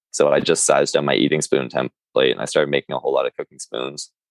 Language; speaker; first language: English; native; English